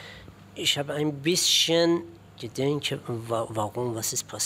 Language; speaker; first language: German; non-native, learner; Persian